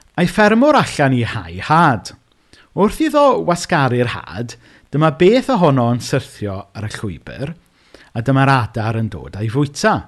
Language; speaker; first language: Welsh; native; Welsh